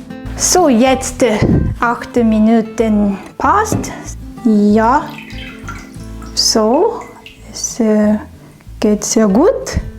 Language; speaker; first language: German; non-native, learner; Japanese